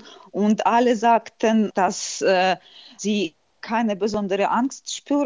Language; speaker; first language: German; non-native, fluent; Ukrainian